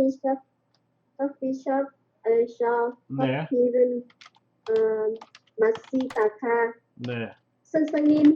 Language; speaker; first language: Korean; non-native, learner; Vietnamese